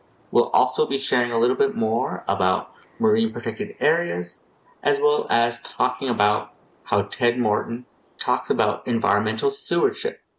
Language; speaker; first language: English; early bilingual, other home language; Spanish